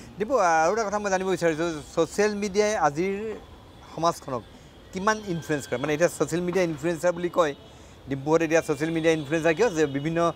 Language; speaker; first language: Assamese; native; Assamese